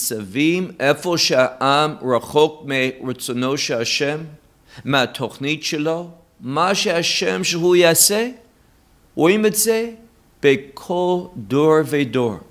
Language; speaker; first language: Hebrew; non-native, fluent; English